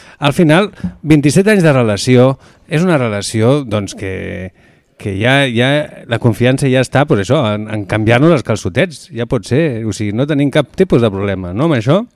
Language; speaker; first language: Catalan; native; Catalan